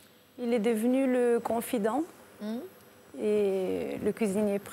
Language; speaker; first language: French; non-native, fluent; Portuguese